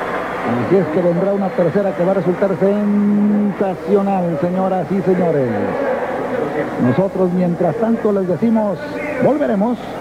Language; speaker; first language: Spanish; native; Spanish